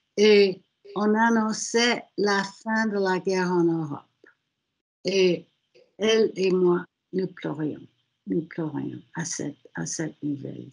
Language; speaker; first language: French; non-native, fluent; German